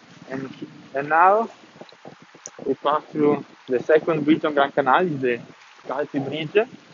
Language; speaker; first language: English; non-native, fluent; Italian